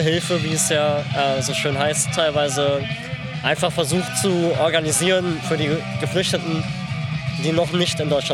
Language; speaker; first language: German; native; German